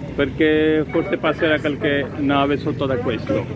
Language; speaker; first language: Italian; non-native, learner; Urdu